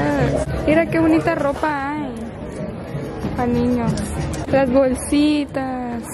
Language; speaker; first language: Spanish; early bilingual, heritage; English